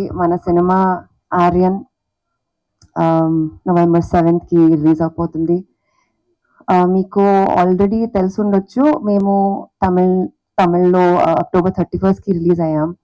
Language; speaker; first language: Telugu; non-native, fluent; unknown